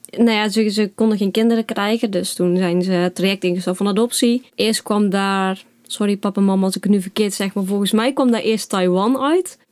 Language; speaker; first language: Dutch; native; Dutch